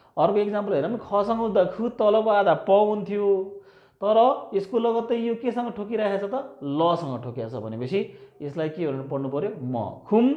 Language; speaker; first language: Nepali; native; Nepali